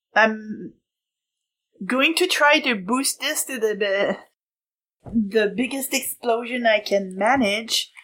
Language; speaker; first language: English; non-native, fluent; French